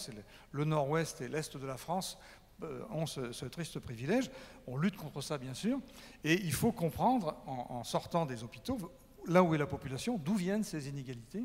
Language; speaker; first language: French; native; French